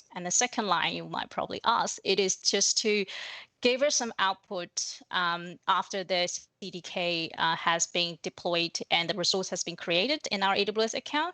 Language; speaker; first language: English; non-native, fluent; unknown